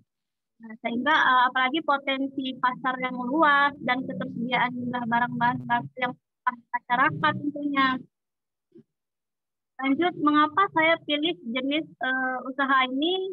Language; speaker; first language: Indonesian; native; Indonesian